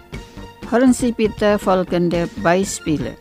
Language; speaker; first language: German; non-native, fluent; Indonesian